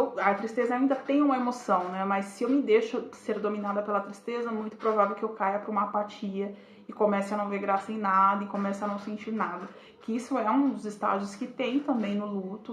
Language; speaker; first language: Portuguese; native; Portuguese